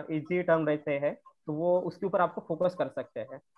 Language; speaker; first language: Hindi; non-native, local second language; Marathi